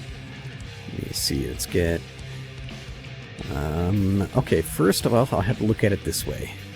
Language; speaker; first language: English; native; English